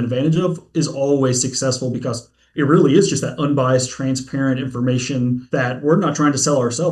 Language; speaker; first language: English; native; English